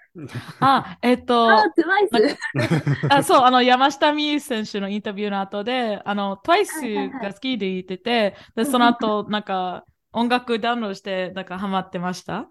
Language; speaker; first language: Japanese; non-native, fluent; English